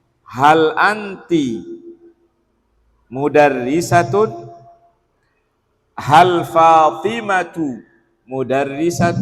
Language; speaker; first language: Arabic; non-native, fluent; Indonesian